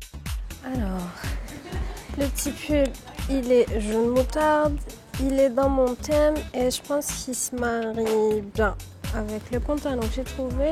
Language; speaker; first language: French; non-native, local second language; Arabic